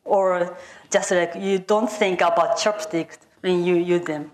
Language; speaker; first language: English; non-native, fluent; Japanese